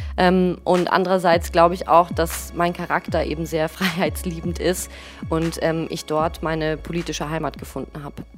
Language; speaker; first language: German; early bilingual, other home language; Russian